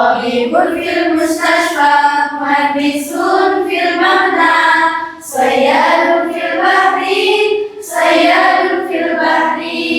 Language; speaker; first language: Arabic; non-native, learner; Indonesian